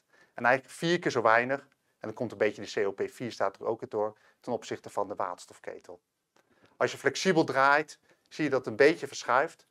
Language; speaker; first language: Dutch; native; Dutch